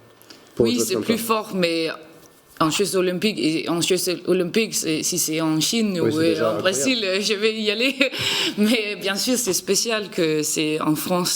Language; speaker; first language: French; non-native, learner; Danish